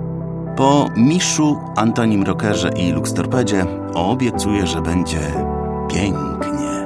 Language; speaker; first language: Polish; native; Polish